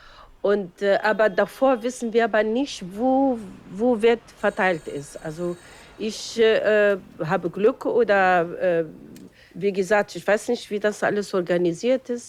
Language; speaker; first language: German; non-native, fluent; Arabic